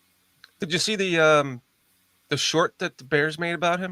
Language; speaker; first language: English; native; English